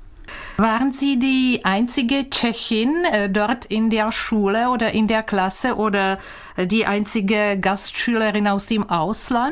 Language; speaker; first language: German; non-native, fluent; Czech